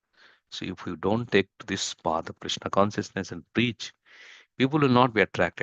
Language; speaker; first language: English; non-native, fluent; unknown